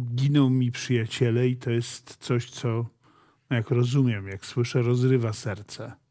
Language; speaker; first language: Polish; native; Polish